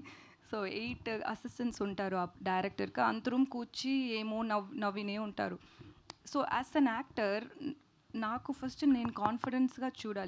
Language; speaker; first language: Telugu; non-native, learner; Tamil